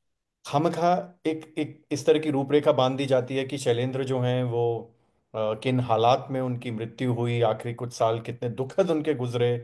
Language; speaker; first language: Hindi; native; Hindi